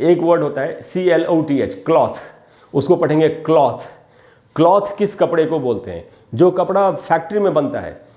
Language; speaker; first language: Hindi; native; Hindi